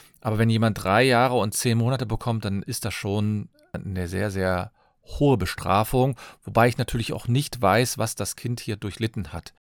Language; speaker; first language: German; native; German